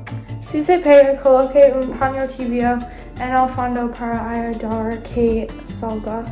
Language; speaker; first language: Spanish; non-native, learner; English